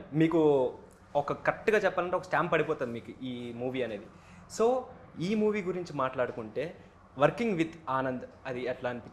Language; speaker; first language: Telugu; native; Telugu